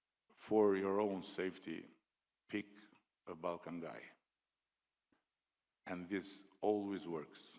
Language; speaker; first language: English; non-native, local second language; Albanian